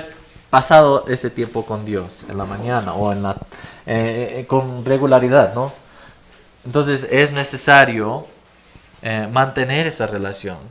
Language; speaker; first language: Spanish; non-native, fluent; English